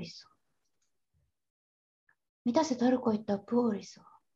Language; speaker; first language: Finnish; non-native, learner; Japanese